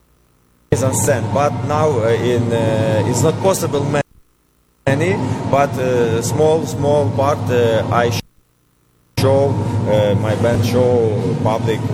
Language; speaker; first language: English; non-native, learner; Ukrainian